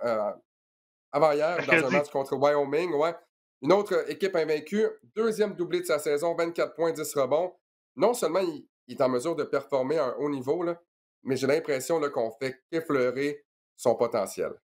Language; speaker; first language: French; native; French